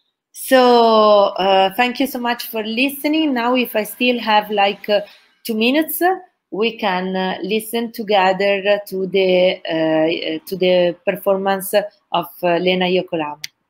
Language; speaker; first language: English; non-native, fluent; Italian